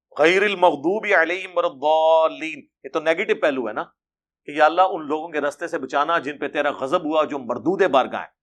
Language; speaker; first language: Urdu; non-native, local second language; Punjabi